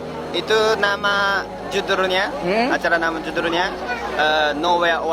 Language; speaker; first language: Indonesian; non-native, fluent; Japanese